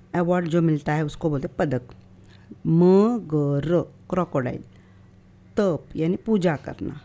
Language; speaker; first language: Hindi; non-native, local second language; Marathi